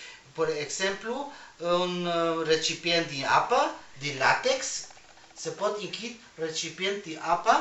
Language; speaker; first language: Romanian; non-native, learner; Spanish